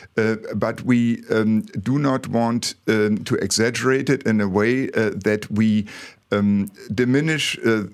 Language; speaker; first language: English; non-native, fluent; German